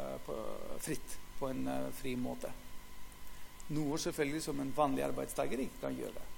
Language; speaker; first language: Norwegian; non-native, fluent; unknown